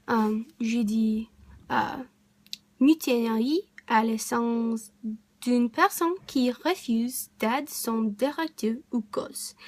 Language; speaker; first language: French; non-native, learner; English